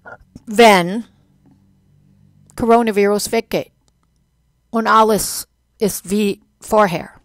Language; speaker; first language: German; non-native, fluent; English